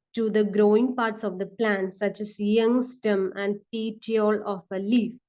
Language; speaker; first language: English; non-native, local second language; Malayalam